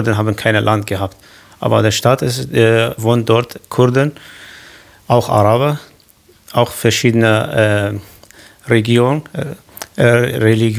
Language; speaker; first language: German; non-native, learner; Arabic